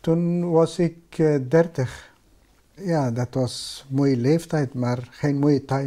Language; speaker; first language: Dutch; non-native, fluent; Persian